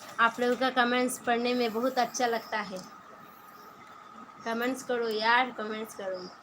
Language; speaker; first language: Hindi; non-native, local second language; Bangla